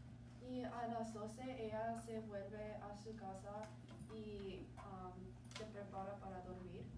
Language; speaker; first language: Spanish; non-native, learner; English